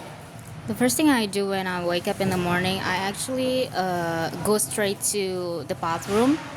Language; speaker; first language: English; non-native, learner; Indonesian